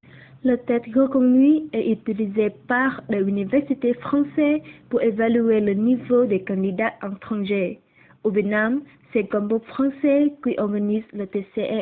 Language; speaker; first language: French; non-native, learner; Vietnamese